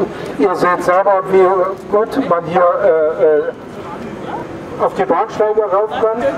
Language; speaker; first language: German; native; German